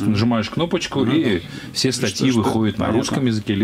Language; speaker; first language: Russian; native; Russian